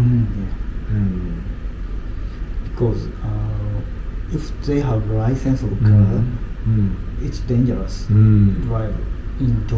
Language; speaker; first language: English; non-native, learner; Japanese